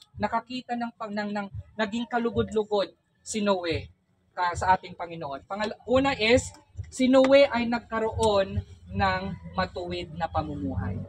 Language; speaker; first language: Filipino; non-native, local second language; Iloko